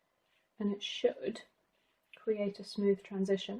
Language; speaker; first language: English; native; English